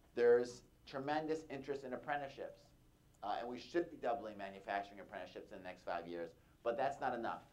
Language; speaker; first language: English; native; English